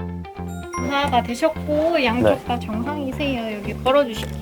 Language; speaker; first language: Korean; native; Korean